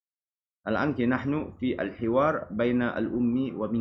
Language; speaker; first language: Arabic; non-native, fluent; Malay